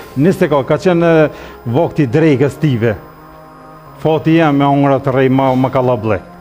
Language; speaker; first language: Albanian; native; Albanian